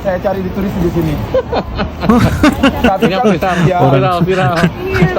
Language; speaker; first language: Indonesian; non-native, learner; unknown